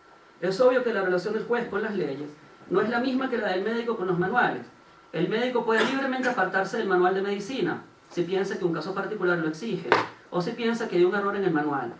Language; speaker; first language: Spanish; native; Spanish